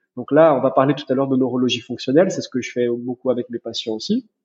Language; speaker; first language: French; non-native, fluent; Portuguese